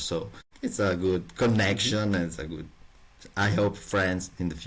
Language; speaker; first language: English; non-native, learner; Italian